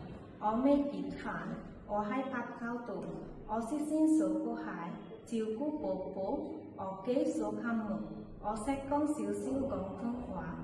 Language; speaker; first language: Cantonese; non-native, learner; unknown